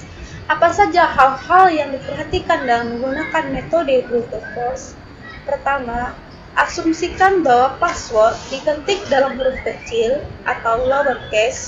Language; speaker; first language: Indonesian; native; Indonesian